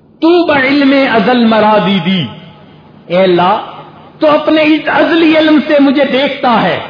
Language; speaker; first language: Urdu; non-native, local second language; Punjabi